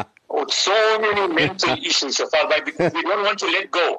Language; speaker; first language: English; native; English